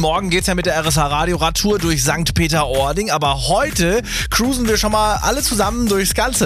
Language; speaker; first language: German; native; German